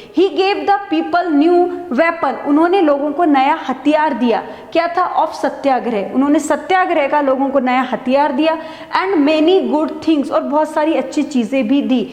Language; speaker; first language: Hindi; native; Hindi